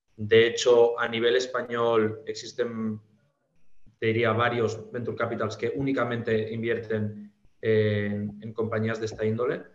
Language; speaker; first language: Spanish; native; Spanish